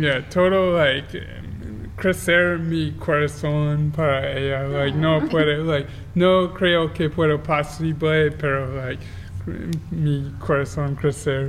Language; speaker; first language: Spanish; non-native, learner; English